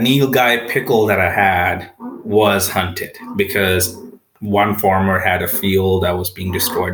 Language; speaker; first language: English; non-native, local second language; Punjabi